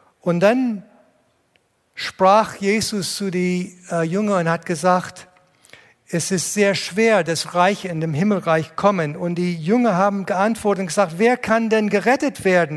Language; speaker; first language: German; non-native, fluent; English